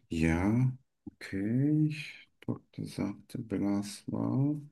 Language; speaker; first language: German; non-native, learner; Turkish